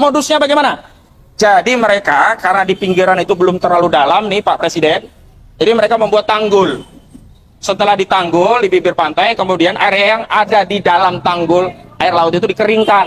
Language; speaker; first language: Indonesian; native; Indonesian